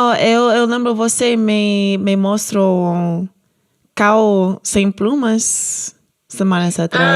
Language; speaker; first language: Portuguese; non-native, learner; English